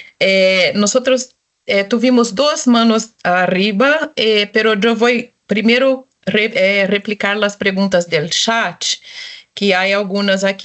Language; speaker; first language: Spanish; non-native, local second language; Portuguese